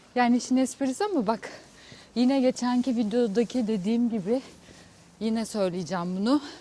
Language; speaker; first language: Turkish; native; Turkish